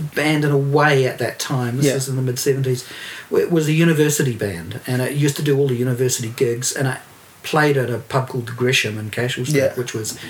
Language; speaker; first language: English; native; English